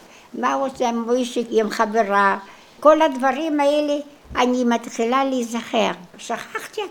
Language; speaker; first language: Hebrew; non-native, local second language; Polish